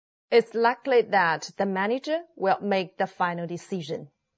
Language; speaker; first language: English; non-native, fluent; Chinese